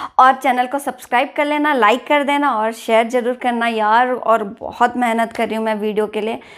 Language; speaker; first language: Hindi; native; Hindi